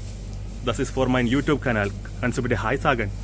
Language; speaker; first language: German; non-native, learner; Malayalam